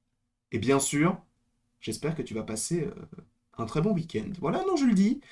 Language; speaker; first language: French; native; French